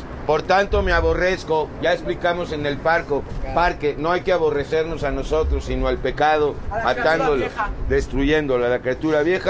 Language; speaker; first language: Spanish; native; Spanish